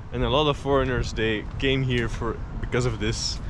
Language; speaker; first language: English; non-native, fluent; Dutch